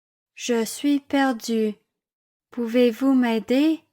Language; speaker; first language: French; non-native, learner; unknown